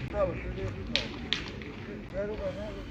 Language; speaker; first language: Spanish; non-native, local second language; Galician